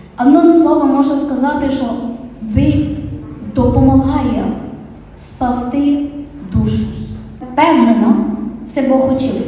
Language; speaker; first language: Ukrainian; non-native, learner; Polish